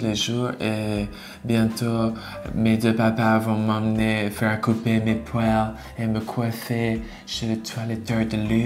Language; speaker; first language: French; native; French